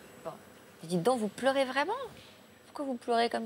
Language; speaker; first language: French; native; French